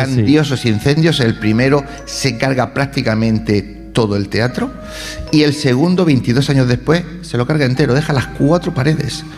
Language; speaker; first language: Spanish; native; Spanish